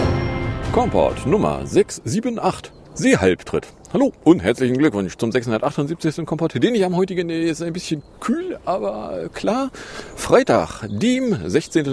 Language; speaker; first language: German; native; German